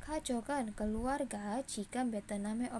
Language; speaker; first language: Korean; non-native, fluent; Indonesian